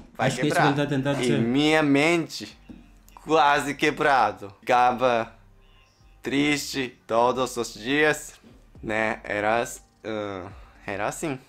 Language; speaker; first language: Portuguese; non-native, learner; Japanese